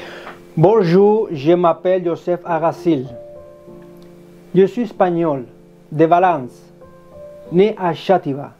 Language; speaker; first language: French; non-native, learner; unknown